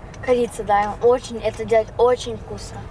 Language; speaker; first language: Russian; early bilingual, heritage; Russian